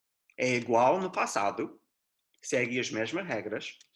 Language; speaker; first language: Portuguese; non-native, fluent; English